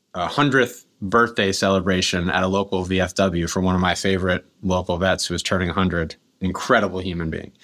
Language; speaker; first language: English; native; English